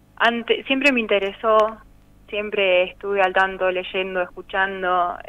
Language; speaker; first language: Spanish; native; Spanish